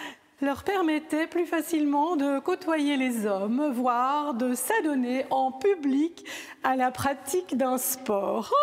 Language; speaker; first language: French; native; French